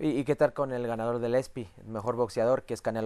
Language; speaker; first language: Spanish; native; Spanish